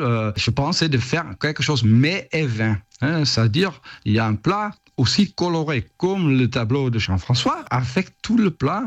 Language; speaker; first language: French; non-native, fluent; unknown